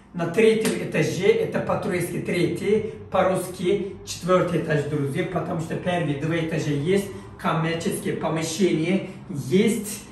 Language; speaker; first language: Russian; non-native, learner; Turkish